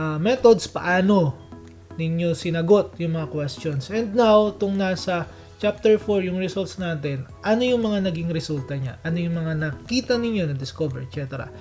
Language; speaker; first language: Filipino; native; Filipino